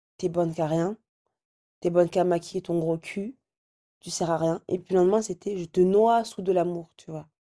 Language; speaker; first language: French; early bilingual, other home language; Arabic